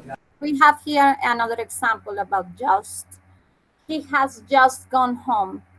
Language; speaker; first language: English; non-native, fluent; Spanish